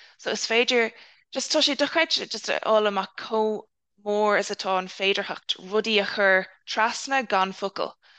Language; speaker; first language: Irish; non-native, local second language; English